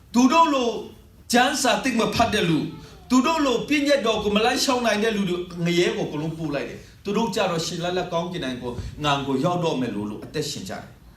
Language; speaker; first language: Burmese; non-native, local second language; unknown